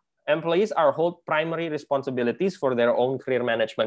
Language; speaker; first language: English; non-native, fluent; Indonesian